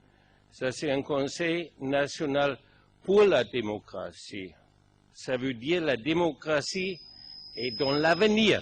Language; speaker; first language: French; non-native, fluent; German